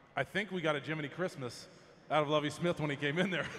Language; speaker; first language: English; native; English